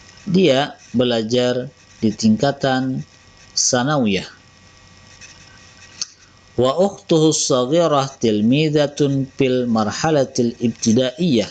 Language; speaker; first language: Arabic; non-native, fluent; Indonesian